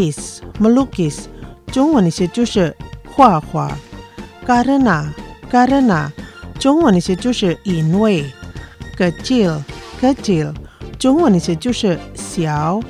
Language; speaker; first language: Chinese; non-native, fluent; Indonesian